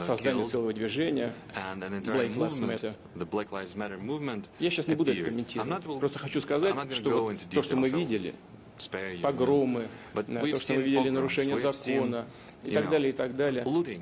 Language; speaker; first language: Russian; native; Russian